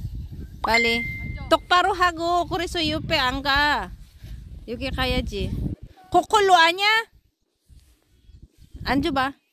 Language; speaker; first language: Korean; non-native, learner; Filipino